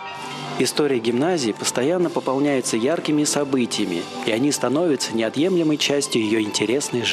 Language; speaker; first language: Russian; native; Russian